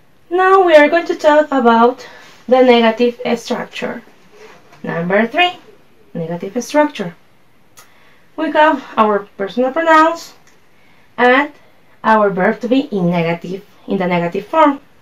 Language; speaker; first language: English; non-native, fluent; Spanish